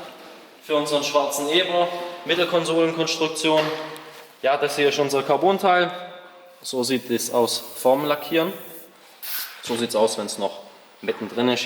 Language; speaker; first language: German; native; German